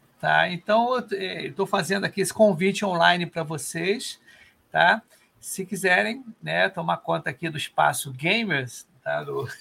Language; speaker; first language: Portuguese; native; Portuguese